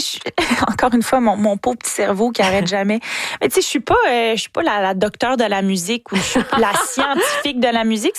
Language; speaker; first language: French; native; French